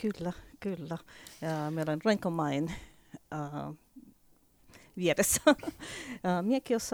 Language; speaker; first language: Finnish; non-native, learner; Spanish